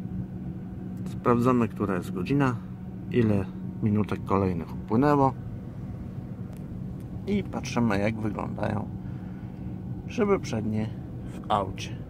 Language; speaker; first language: Polish; native; Polish